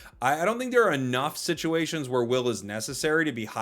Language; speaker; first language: English; native; English